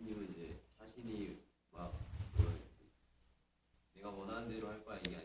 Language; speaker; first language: Korean; native; Korean